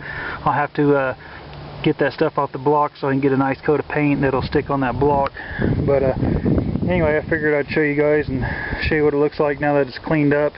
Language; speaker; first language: English; native; English